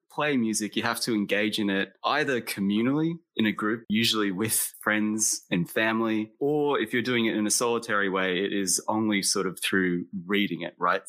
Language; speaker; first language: English; native; English